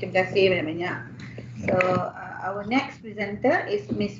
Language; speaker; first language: English; non-native, local second language; Malay